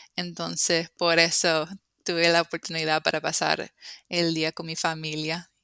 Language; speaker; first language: Spanish; non-native, fluent; English